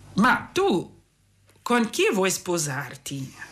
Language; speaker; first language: Italian; non-native, fluent; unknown